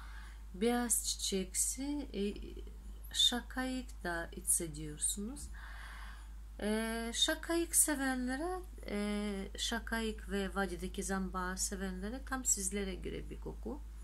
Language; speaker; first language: Turkish; non-native, fluent; Russian